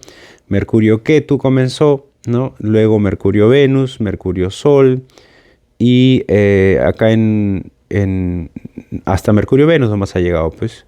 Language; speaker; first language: Spanish; native; Spanish